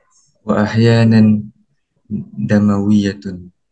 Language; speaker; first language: Arabic; non-native, learner; Malay